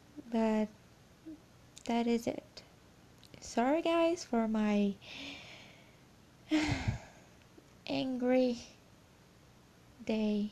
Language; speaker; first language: English; non-native, learner; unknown